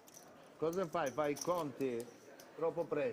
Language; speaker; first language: Italian; non-native, learner; Russian